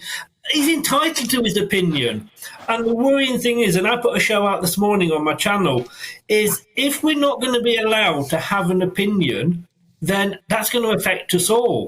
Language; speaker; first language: English; native; English